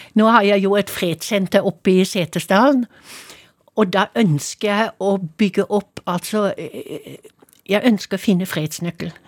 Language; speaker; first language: Norwegian; non-native, fluent; German